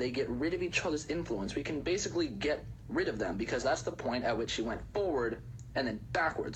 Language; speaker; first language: English; native; English